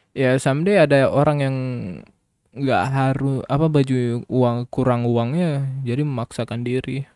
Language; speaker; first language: Indonesian; native; Indonesian